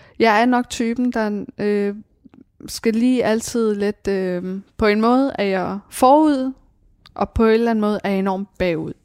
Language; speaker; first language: Danish; early bilingual, other home language; Persian